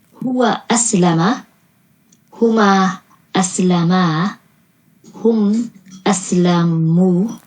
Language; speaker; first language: Arabic; non-native, learner; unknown